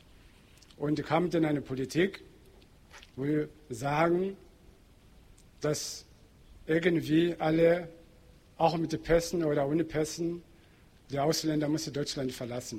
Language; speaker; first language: German; non-native, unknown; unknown